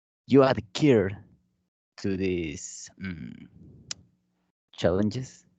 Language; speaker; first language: English; non-native, learner; Spanish